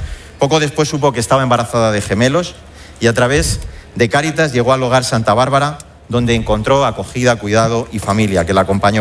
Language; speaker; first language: Spanish; native; Spanish